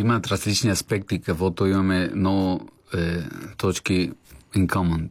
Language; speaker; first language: Bulgarian; non-native, learner; Spanish